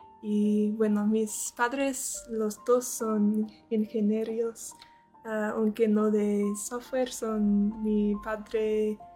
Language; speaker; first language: Spanish; non-native, learner; English